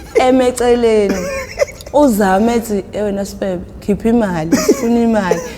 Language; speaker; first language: Zulu; native; Zulu